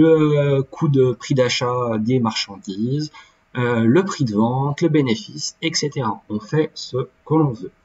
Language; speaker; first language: French; native; French